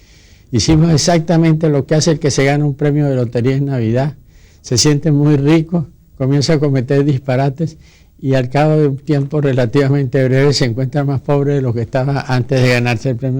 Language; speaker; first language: Spanish; native; Spanish